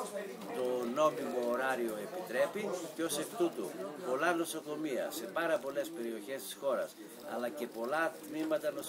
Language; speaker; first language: Greek; native; Greek